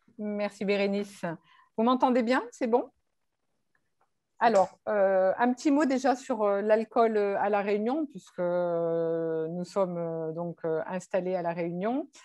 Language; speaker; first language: French; native; French